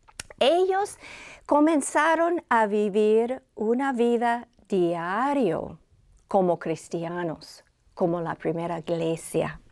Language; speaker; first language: Spanish; non-native, fluent; English